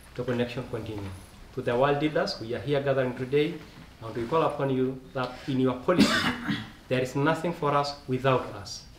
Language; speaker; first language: English; non-native, local second language; Masai